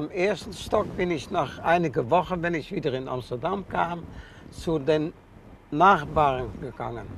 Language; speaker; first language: German; non-native, fluent; Dutch